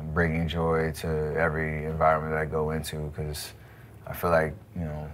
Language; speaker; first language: English; native; English